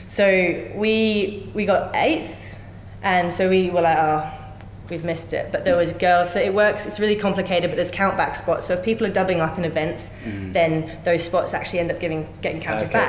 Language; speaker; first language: English; native; English